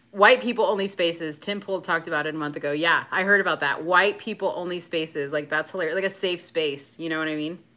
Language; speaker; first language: English; native; English